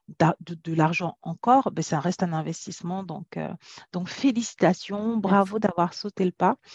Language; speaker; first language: French; native; French